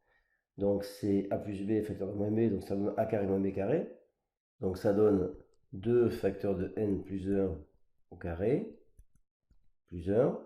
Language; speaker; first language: French; native; French